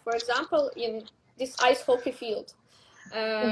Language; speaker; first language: English; non-native, learner; Russian